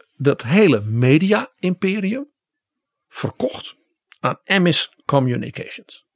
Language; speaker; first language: Dutch; native; Dutch